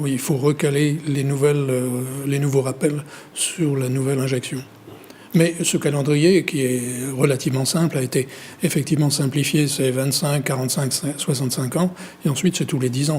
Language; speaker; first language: French; native; French